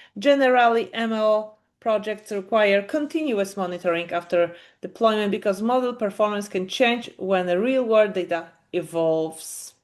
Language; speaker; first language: English; non-native, fluent; Polish